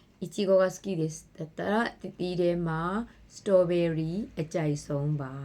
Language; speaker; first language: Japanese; non-native, fluent; Burmese